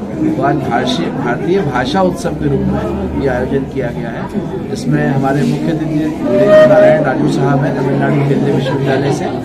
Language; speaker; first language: Hindi; native; Hindi